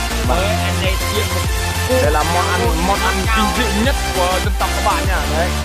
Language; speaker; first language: Vietnamese; native; Vietnamese